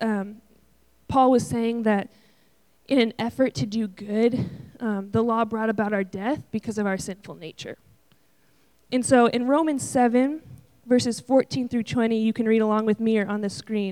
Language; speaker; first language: English; native; English